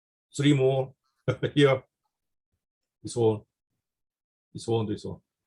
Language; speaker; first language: English; non-native, fluent; Korean